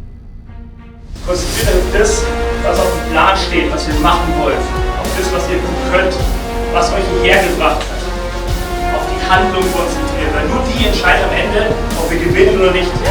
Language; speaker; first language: German; native; German